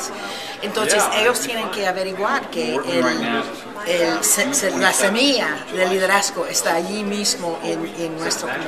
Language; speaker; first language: Spanish; early bilingual, heritage; Spanish